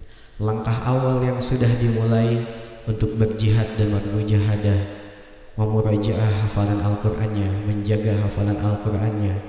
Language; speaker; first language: Indonesian; native; Indonesian